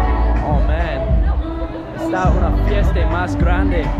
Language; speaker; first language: Spanish; non-native, learner; English